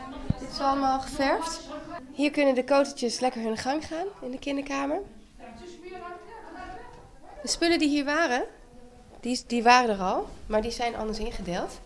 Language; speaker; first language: Dutch; native; Dutch